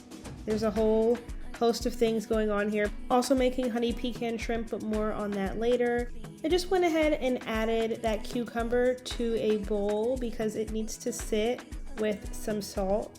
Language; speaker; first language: English; native; English